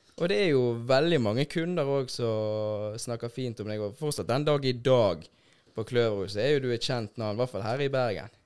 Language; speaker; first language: Norwegian; native; Norwegian